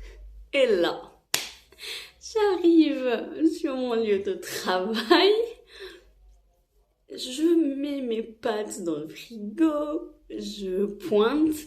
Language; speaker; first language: French; non-native, local second language; Arabic